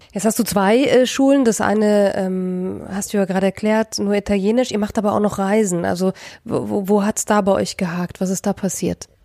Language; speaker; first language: German; native; German